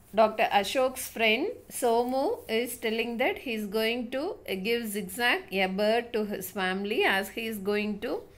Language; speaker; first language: English; non-native, local second language; Tamil